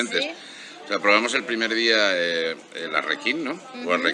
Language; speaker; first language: Spanish; native; Spanish